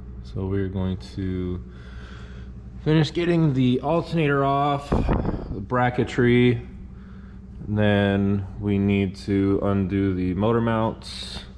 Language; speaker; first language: English; native; English